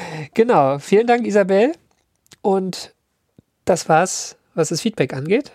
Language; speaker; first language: German; native; German